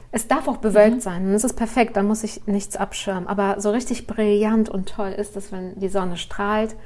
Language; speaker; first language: German; early bilingual, other home language; Russian